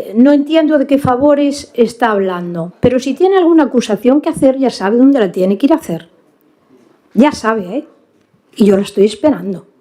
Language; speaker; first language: Spanish; non-native, local second language; Galician